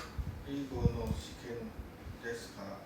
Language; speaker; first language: Japanese; non-native, learner; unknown